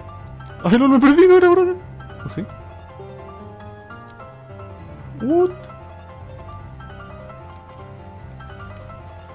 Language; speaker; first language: Spanish; native; Spanish